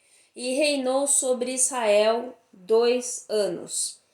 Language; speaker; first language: Portuguese; native; Portuguese